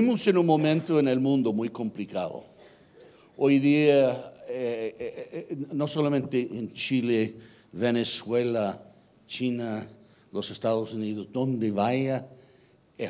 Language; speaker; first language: Spanish; non-native, fluent; English